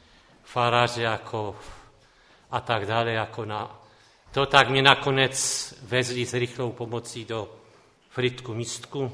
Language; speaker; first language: Czech; non-native, local second language; Polish